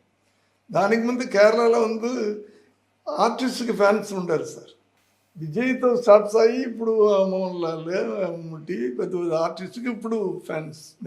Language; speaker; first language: Telugu; non-native, learner; Tamil